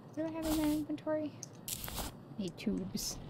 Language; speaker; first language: English; native; English